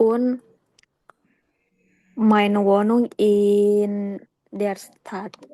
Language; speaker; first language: German; non-native, learner; Indonesian